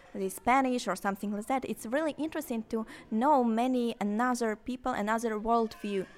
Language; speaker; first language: English; non-native, learner; Ukrainian